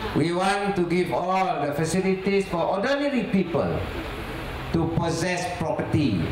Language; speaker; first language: English; non-native, local second language; Malay